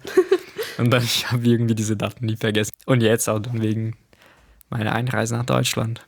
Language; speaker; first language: German; non-native, fluent; Portuguese